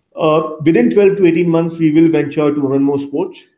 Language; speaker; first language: English; non-native, local second language; Bangla